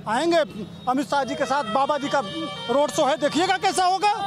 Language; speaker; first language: Hindi; native; Hindi